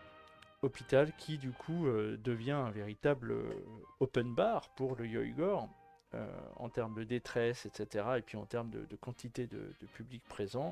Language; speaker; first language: French; native; French